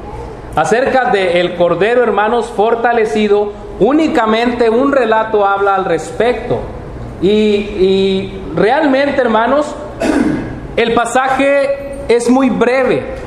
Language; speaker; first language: Spanish; native; Spanish